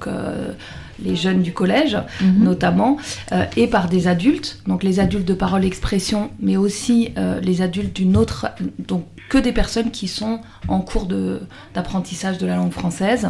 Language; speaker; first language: French; native; French